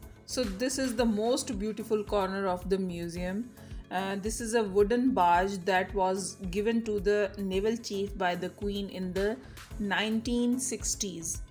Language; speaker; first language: English; non-native, local second language; Urdu